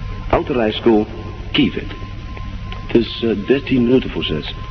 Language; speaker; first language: Dutch; non-native, learner; English